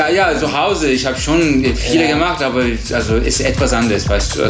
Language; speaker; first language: German; non-native, learner; Turkish